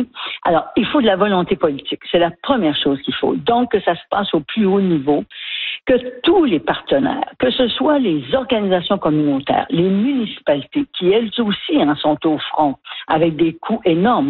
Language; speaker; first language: French; native; French